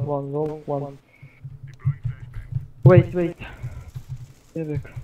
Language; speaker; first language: English; non-native, learner; Hungarian